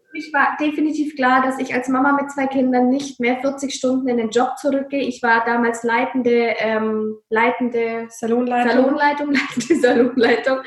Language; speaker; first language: German; native; German